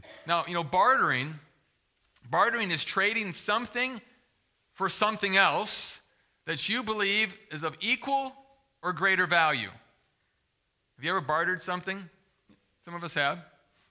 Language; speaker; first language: English; native; English